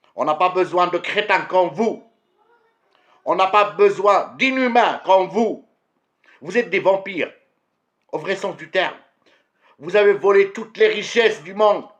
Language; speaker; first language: French; non-native, local second language; Arabic